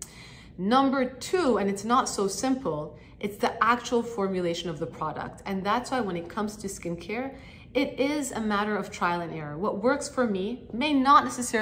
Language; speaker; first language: English; native; English